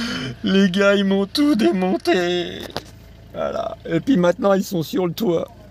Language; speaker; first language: French; native; French